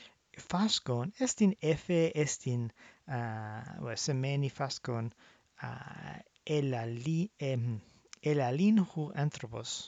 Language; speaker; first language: Greek; non-native, fluent; English